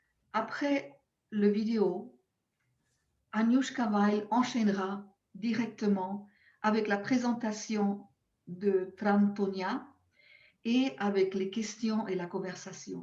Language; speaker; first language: French; non-native, local second language; German